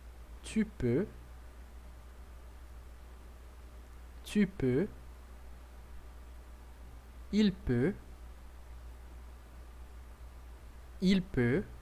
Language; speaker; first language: French; non-native, learner; Portuguese